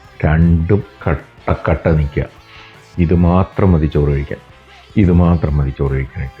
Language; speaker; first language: Malayalam; native; Malayalam